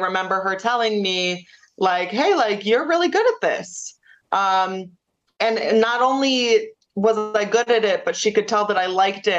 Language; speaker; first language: English; native; English